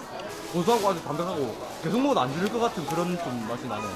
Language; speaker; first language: Korean; native; Korean